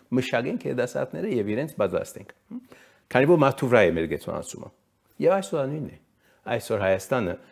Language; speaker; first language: Armenian; early bilingual, heritage; Armenian